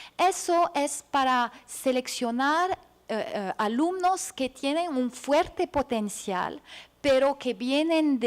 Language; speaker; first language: Spanish; non-native, fluent; French